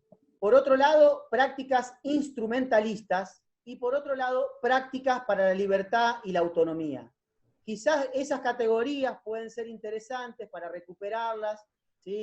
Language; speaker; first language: Spanish; native; Spanish